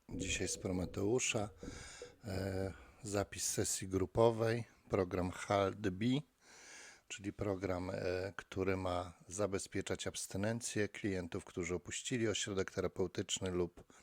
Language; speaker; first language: Polish; native; Polish